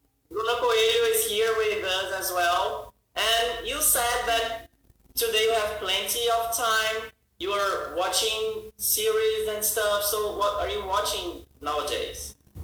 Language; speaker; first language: English; non-native, fluent; Portuguese